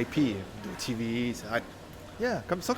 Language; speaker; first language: French; native; French